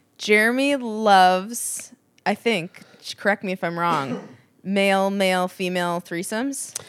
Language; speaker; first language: English; native; English